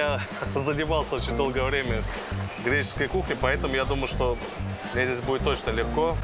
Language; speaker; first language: Russian; native; Russian